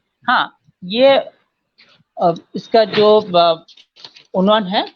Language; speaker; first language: Hindi; non-native, fluent; Bangla